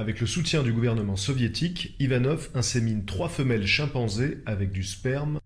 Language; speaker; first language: French; native; French